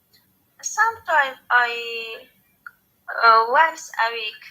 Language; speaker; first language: English; non-native, learner; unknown